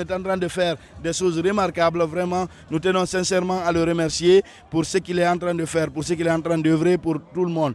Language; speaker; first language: French; non-native, local second language; Fula